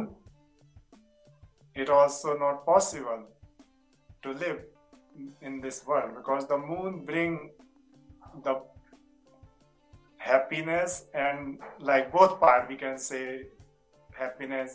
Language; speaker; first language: English; non-native, local second language; Hindi